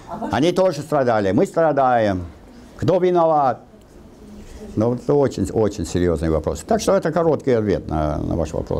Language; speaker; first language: Russian; non-native, fluent; English